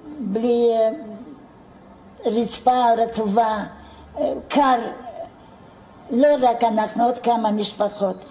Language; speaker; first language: Hebrew; non-native, fluent; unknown